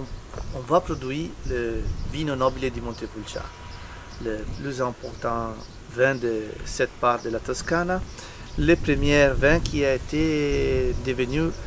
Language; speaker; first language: French; non-native, learner; Italian